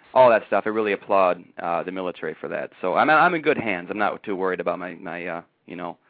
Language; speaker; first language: English; native; English